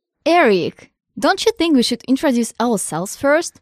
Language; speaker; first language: English; non-native, fluent; Russian